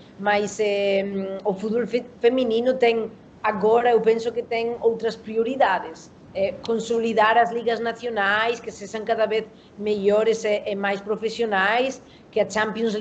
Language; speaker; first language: Portuguese; non-native, learner; Spanish